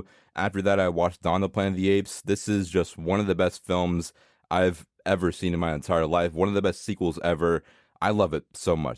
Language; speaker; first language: English; native; English